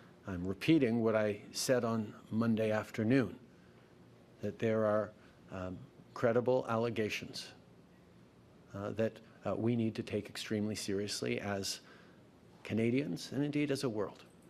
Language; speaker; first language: English; native; English